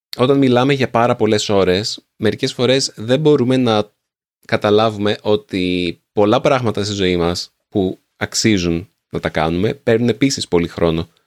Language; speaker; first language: Greek; native; Greek